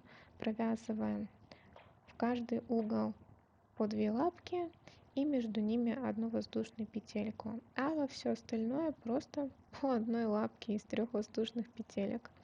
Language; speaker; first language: Russian; native; Russian